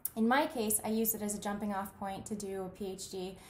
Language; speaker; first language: English; native; English